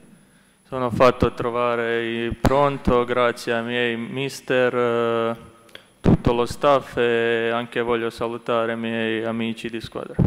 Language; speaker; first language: Italian; non-native, learner; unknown